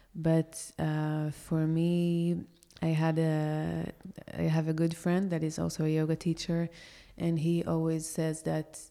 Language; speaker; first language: English; non-native, fluent; Hebrew